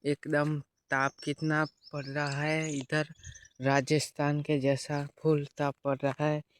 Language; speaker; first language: Hindi; non-native, local second language; Gujarati